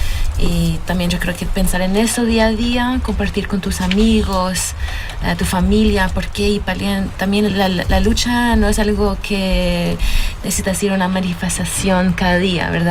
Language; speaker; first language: Spanish; early bilingual, heritage; Spanish